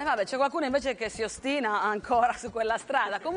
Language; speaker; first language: Italian; native; Italian